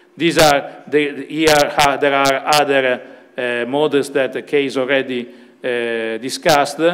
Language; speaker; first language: English; non-native, fluent; Italian